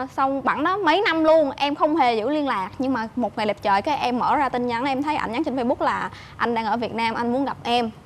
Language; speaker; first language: Vietnamese; native; Vietnamese